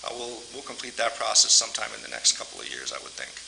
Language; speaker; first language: English; native; English